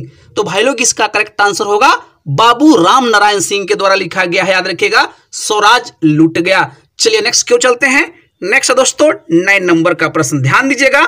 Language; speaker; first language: Hindi; native; Hindi